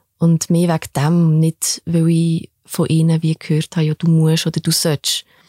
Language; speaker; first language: German; early bilingual, other home language; Albanian